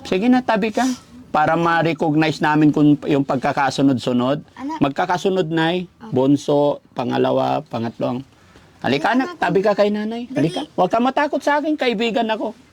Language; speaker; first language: Filipino; native; Filipino